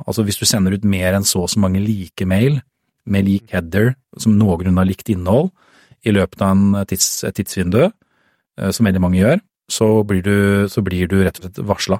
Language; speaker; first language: Norwegian; native; Norwegian